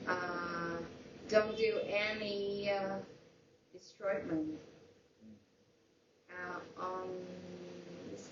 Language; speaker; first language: English; non-native, learner; Vietnamese